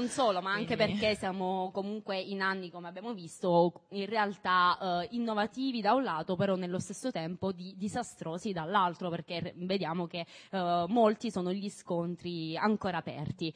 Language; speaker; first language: Italian; native; Italian